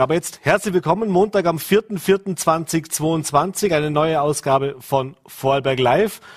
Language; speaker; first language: German; native; German